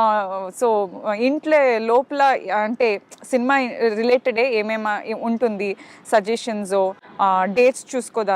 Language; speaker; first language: Telugu; non-native, fluent; Kannada